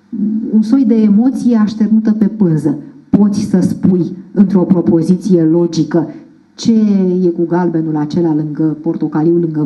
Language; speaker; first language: Romanian; native; Romanian